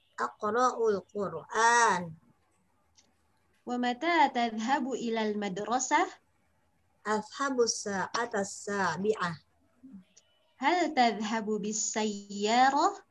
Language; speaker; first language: Arabic; non-native, learner; Indonesian